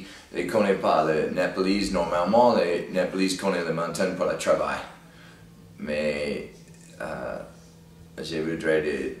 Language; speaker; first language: French; non-native, learner; English